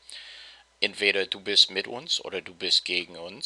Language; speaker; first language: German; non-native, fluent; English